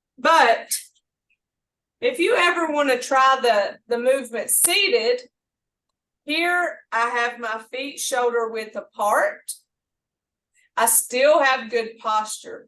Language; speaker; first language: English; native; English